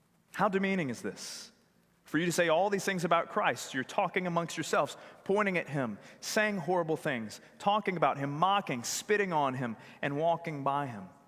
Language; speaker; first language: English; native; English